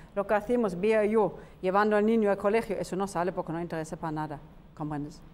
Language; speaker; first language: Spanish; non-native, fluent; German